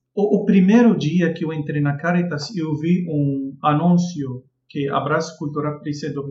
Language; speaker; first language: Portuguese; non-native, fluent; Arabic